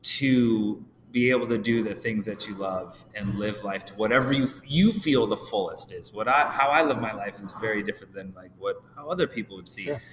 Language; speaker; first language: English; native; English